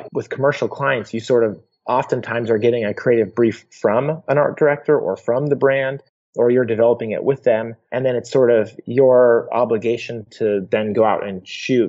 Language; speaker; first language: English; native; English